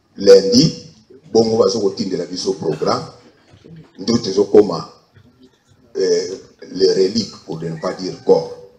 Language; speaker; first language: Lingala; non-native, local second language; Kongo